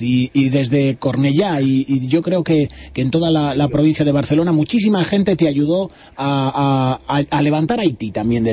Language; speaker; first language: Spanish; native; Spanish